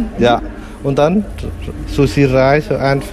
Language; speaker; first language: German; non-native, learner; Vietnamese